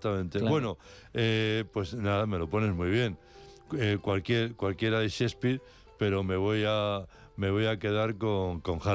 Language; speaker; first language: Spanish; native; Spanish